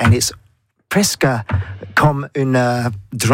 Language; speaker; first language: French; non-native, learner; English